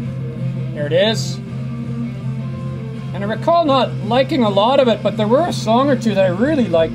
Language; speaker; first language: English; native; English